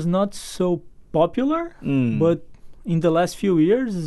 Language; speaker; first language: English; non-native, fluent; Portuguese